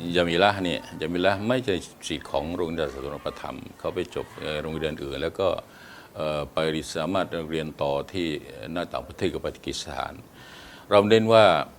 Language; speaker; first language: Thai; non-native, local second language; Malay